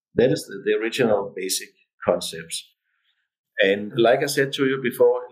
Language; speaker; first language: English; non-native, fluent; Danish